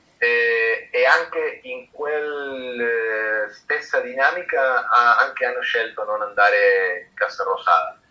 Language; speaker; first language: Italian; non-native, fluent; Spanish